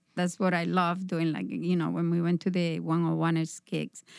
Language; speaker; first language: English; non-native, fluent; Spanish